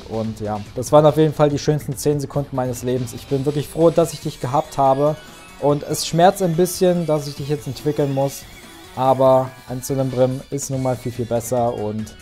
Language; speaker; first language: German; native; German